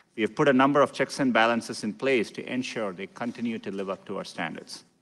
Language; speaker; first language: English; non-native, local second language; Tamil